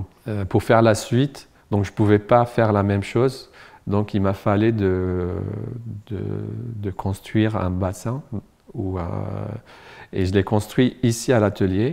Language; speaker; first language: French; non-native, local second language; Arabic